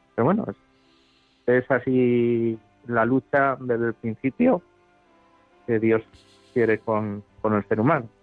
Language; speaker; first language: Spanish; native; Spanish